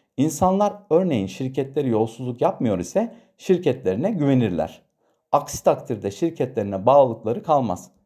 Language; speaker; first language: Turkish; native; Turkish